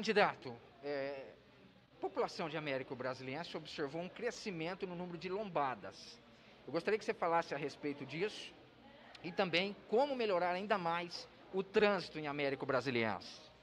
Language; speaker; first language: Portuguese; native; Portuguese